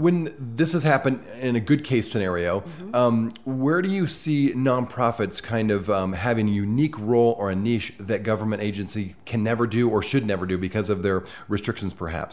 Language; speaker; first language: English; native; English